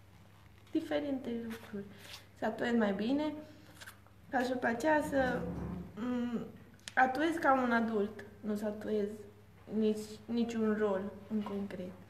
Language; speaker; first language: Romanian; early bilingual, heritage; Romanian